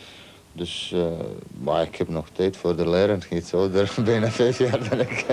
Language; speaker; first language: Dutch; non-native, learner; Croatian